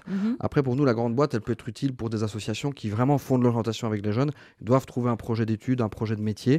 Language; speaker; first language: French; native; French